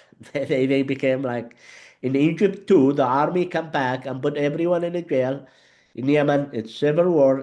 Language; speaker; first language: English; non-native, learner; Arabic